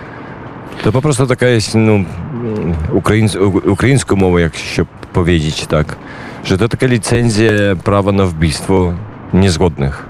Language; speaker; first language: Polish; non-native, learner; Ukrainian